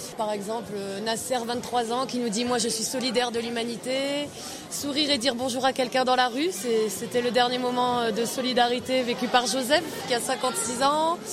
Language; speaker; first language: French; native; French